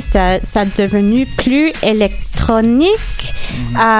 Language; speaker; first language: French; non-native, local second language; English